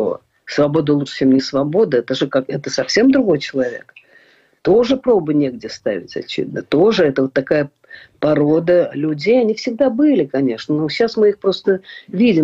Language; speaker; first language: Russian; native; Russian